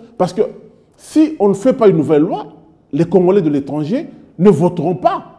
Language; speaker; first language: French; non-native, local second language; Lingala